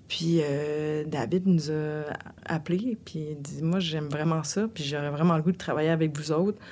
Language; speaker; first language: French; native; French